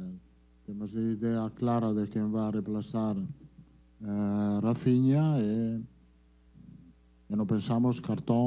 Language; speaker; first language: Portuguese; non-native, learner; Italian